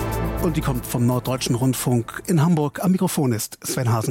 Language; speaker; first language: German; native; German